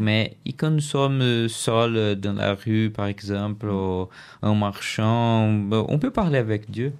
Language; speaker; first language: French; non-native, learner; Portuguese